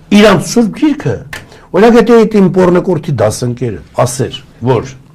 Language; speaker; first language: Armenian; early bilingual, other home language; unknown